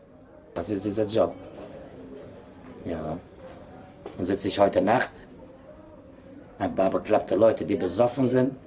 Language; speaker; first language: German; non-native, fluent; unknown